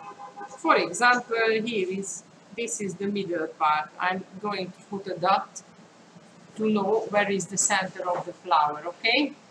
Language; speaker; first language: English; non-native, fluent; Hungarian